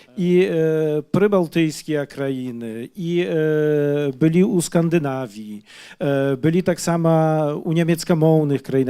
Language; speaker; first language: Polish; non-native, learner; Belarusian